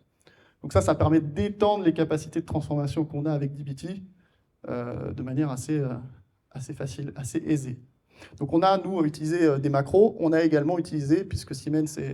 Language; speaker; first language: French; native; French